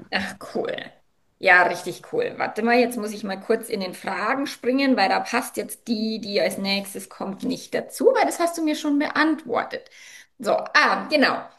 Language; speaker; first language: German; native; German